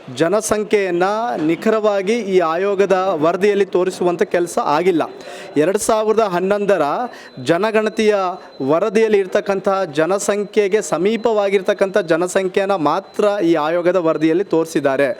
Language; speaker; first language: Kannada; non-native, local second language; Lambadi